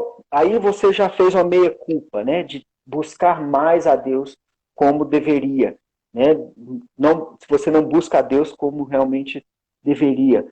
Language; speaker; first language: Portuguese; native; Portuguese